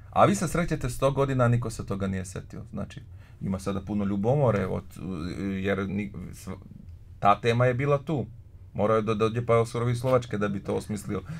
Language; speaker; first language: Croatian; non-native, local second language; Slovak